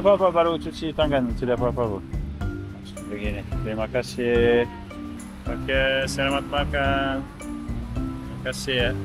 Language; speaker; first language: Indonesian; non-native, learner; French